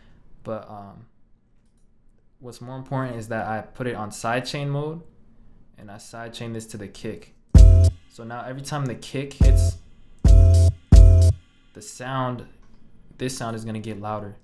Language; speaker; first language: English; native; English